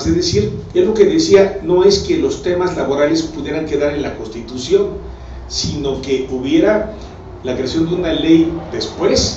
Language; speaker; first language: Spanish; native; Spanish